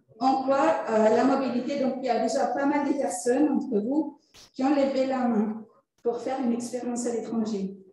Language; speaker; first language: French; non-native, fluent; Italian